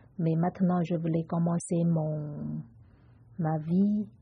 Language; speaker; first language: French; non-native, learner; Chinese